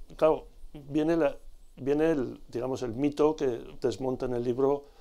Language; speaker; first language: Spanish; native; Spanish